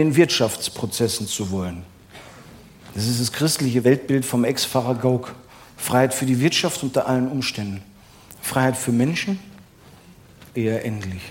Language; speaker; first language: German; native; German